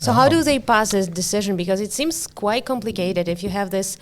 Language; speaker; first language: English; non-native, fluent; Ukrainian